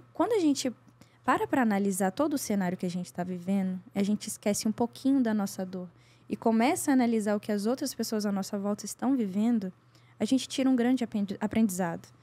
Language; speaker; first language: Portuguese; native; Portuguese